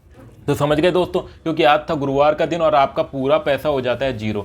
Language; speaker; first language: Hindi; native; Hindi